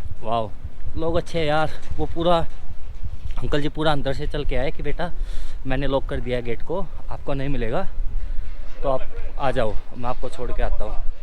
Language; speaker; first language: Hindi; native; Hindi